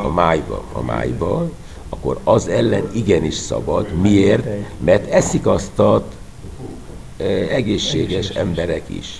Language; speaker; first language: Hungarian; non-native, fluent; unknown